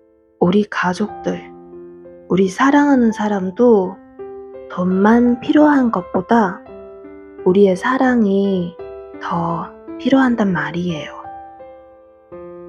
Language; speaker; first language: Korean; non-native, fluent; Vietnamese